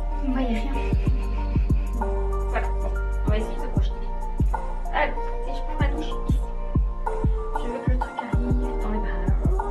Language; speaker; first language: French; native; French